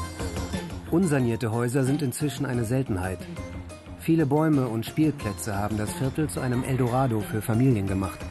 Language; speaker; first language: German; native; German